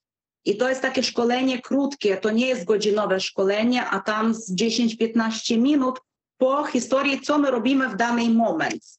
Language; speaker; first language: Polish; non-native, fluent; Ukrainian